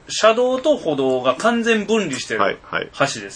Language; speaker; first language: Japanese; native; Japanese